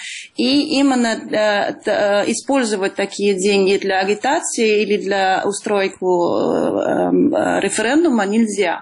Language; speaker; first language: Russian; non-native, fluent; Dutch